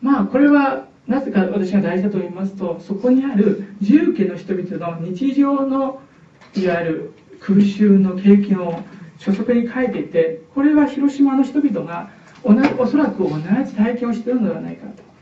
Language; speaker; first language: Japanese; non-native, fluent; Chinese